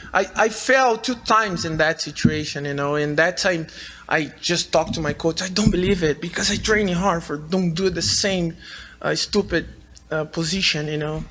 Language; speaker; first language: English; non-native, learner; Portuguese